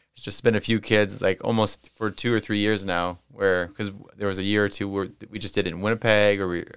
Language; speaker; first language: English; native; English